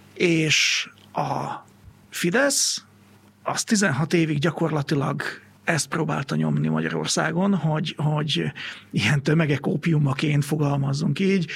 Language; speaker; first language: Hungarian; native; Hungarian